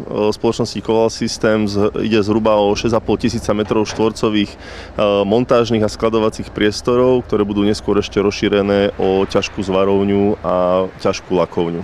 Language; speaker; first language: Slovak; native; Slovak